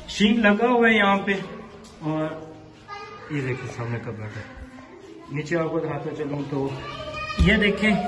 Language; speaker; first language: Urdu; non-native, local second language; Punjabi